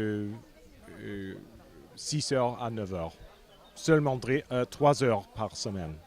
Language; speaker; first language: French; non-native, fluent; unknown